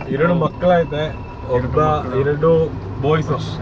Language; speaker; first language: Kannada; non-native, fluent; Malayalam